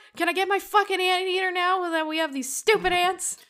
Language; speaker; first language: English; native; English